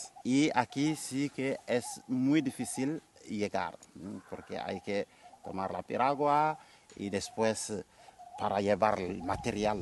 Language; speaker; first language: Spanish; non-native, fluent; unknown